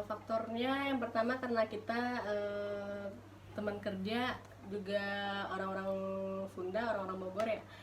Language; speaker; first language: Indonesian; non-native, local second language; Minangkabau